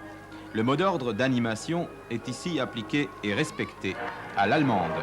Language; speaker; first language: French; native; French